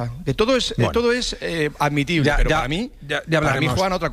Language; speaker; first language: Spanish; native; Spanish